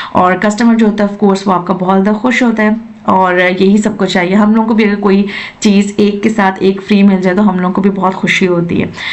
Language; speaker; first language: Urdu; native; Urdu